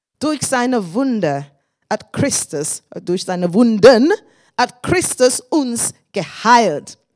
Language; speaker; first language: German; non-native, fluent; English